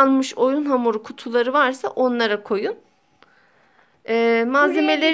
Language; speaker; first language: Turkish; native; Turkish